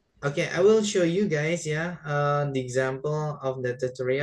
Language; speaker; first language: English; non-native, learner; Indonesian